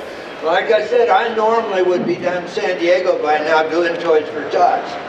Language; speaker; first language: English; native; English